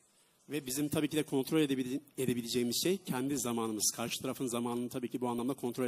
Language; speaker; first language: Turkish; native; Turkish